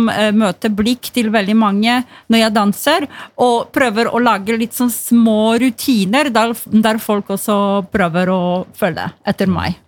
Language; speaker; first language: Norwegian; non-native, fluent; Polish